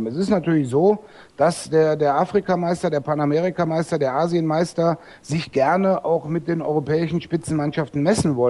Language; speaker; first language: German; native; German